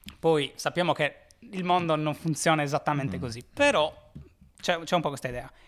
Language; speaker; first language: Italian; native; Italian